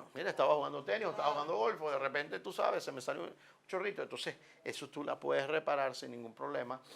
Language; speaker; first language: Spanish; native; Spanish